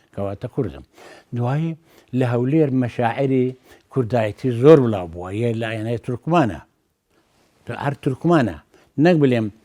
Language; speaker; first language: Central Kurdish; non-native, local second language; Azerbaijani